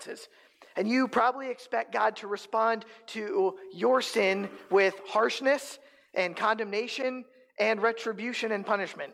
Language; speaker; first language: English; native; English